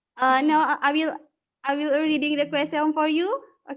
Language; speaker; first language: English; non-native, learner; Indonesian